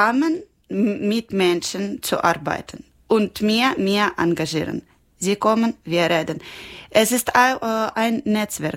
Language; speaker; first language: German; non-native, learner; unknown